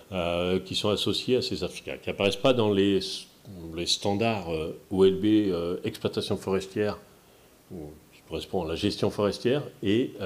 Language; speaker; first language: French; native; French